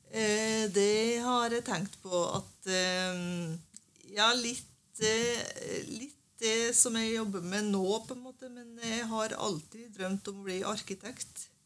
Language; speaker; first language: Norwegian; native; Norwegian